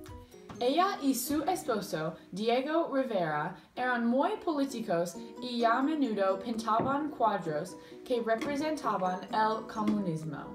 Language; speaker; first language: Spanish; non-native, learner; English